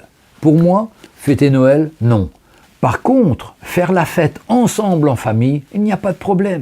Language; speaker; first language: French; native; French